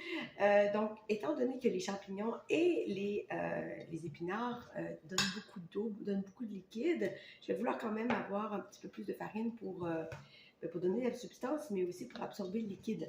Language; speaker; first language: French; native; French